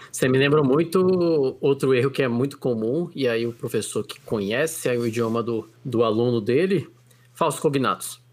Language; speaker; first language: Portuguese; native; Portuguese